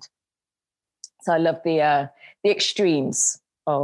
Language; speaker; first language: English; native; English